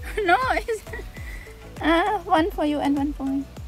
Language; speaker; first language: English; non-native, learner; Thai